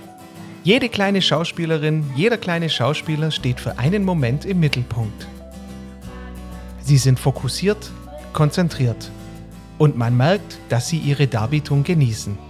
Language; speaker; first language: German; native; German